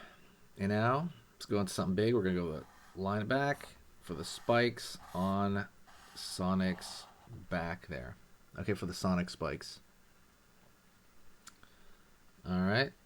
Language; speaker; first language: English; native; English